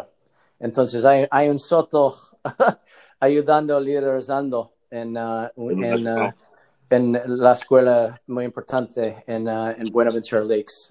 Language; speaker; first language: Spanish; non-native, learner; English